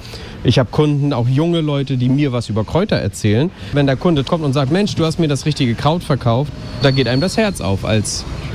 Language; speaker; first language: German; native; German